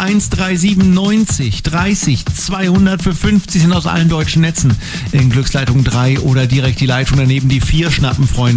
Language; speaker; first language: German; native; German